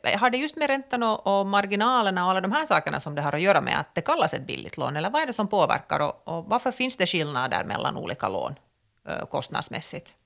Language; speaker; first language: Swedish; native; Swedish